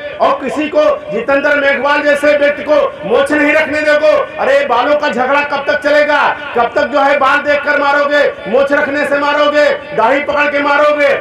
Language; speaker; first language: Hindi; native; Hindi